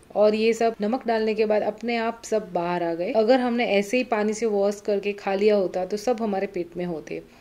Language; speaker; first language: Hindi; native; Hindi